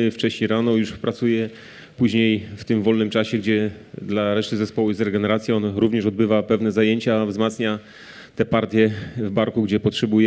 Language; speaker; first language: Polish; native; Polish